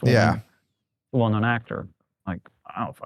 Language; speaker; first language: English; native; English